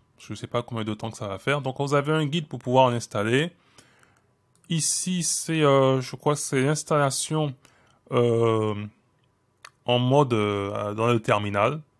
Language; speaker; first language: French; native; French